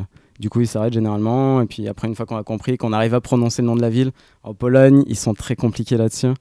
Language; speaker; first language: French; native; French